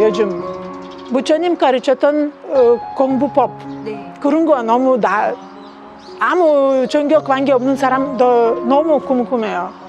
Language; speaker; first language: Korean; non-native, learner; Lithuanian